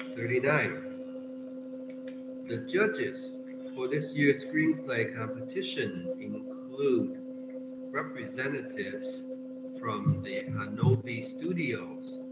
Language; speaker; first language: English; non-native, fluent; Vietnamese